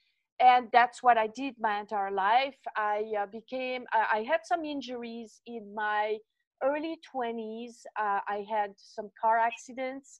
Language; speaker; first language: English; non-native, fluent; French